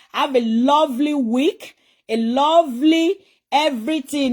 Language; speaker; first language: English; non-native, local second language; Yoruba